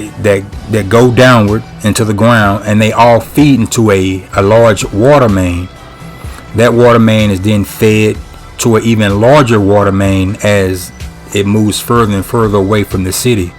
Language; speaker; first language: English; native; English